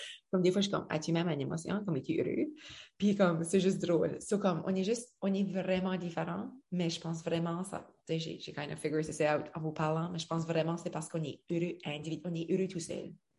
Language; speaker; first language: French; native; French